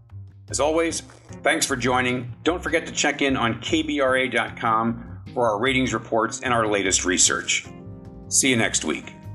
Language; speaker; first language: English; native; English